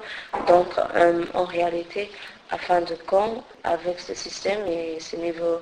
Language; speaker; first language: French; non-native, fluent; English